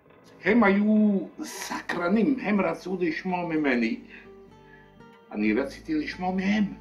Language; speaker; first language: Hebrew; non-native, fluent; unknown